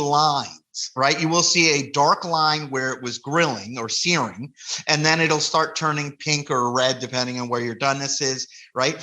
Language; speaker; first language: English; native; English